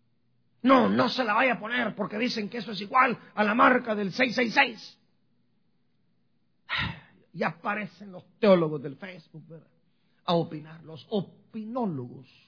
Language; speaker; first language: Spanish; native; Spanish